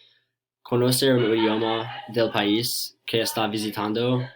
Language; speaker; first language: Spanish; non-native, learner; English